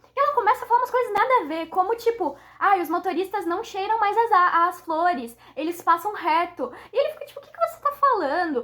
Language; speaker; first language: Portuguese; native; Portuguese